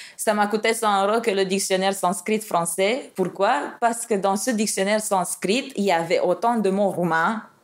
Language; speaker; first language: French; non-native, fluent; Romanian